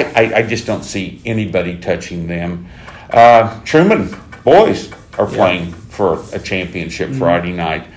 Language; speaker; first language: English; native; English